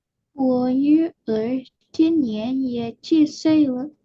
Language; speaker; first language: Chinese; non-native, learner; Indonesian